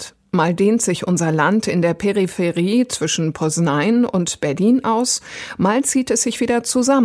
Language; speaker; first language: German; native; German